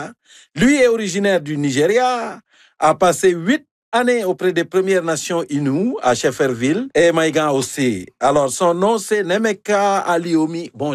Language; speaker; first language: French; native; French